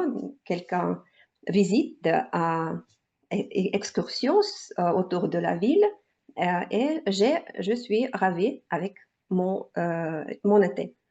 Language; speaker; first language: French; non-native, learner; Russian